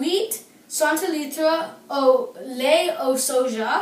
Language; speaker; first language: French; non-native, learner; English